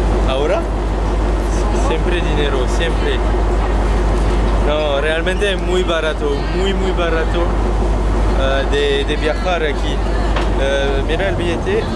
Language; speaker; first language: Spanish; non-native, fluent; French